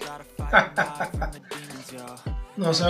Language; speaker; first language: Spanish; native; Spanish